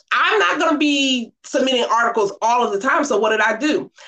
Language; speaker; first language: English; native; English